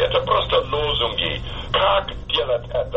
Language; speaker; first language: Russian; non-native, fluent; English